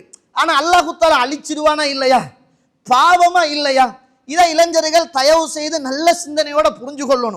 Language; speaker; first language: Tamil; native; Tamil